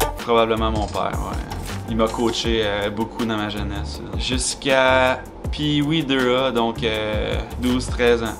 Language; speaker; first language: French; native; French